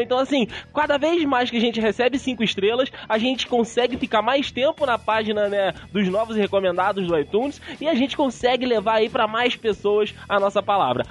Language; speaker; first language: Portuguese; native; Portuguese